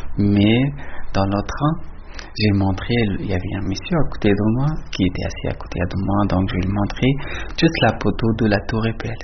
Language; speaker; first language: French; non-native, learner; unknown